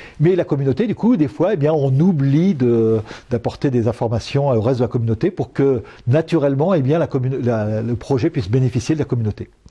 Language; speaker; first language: French; native; French